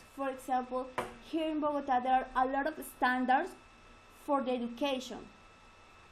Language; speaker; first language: English; non-native, learner; Spanish